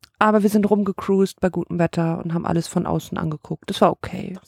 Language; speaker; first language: German; native; German